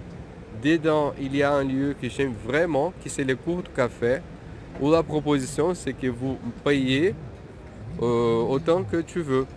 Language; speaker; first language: French; non-native, fluent; Portuguese